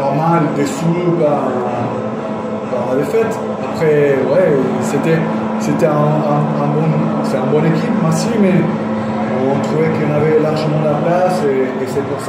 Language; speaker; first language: French; non-native, fluent; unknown